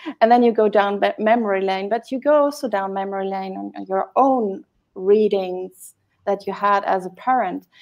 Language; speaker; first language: English; non-native, fluent; German